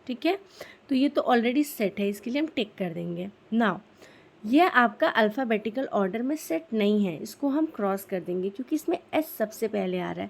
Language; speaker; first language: Hindi; native; Hindi